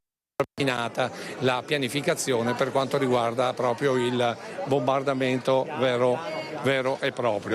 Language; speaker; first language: Italian; native; Italian